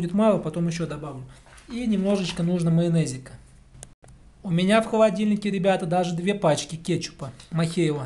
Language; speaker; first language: Russian; native; Russian